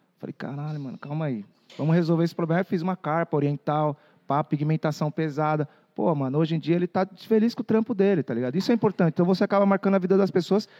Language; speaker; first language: Portuguese; native; Portuguese